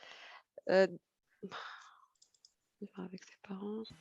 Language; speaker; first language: French; non-native, fluent; Arabic